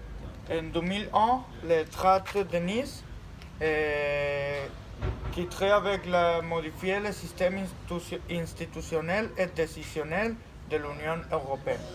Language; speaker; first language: French; non-native, learner; Spanish